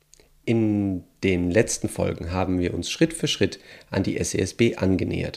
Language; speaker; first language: German; native; German